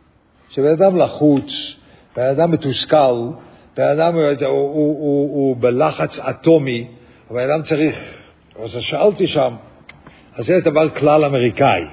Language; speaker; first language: Hebrew; non-native, fluent; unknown